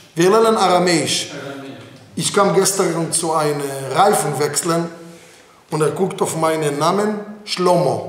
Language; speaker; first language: German; non-native, fluent; Hebrew